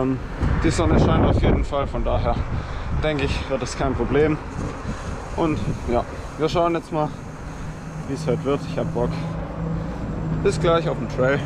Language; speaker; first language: German; native; German